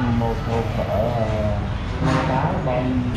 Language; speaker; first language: Vietnamese; native; Vietnamese